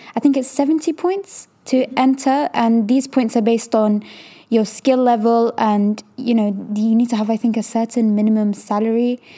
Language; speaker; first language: English; native; English